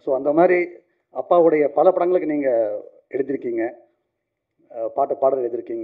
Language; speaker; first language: Tamil; native; Tamil